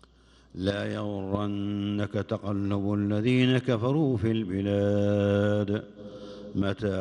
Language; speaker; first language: Arabic; native; Arabic